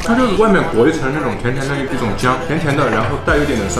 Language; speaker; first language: Chinese; native; Chinese